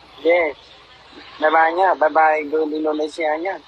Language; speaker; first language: English; non-native, learner; Vietnamese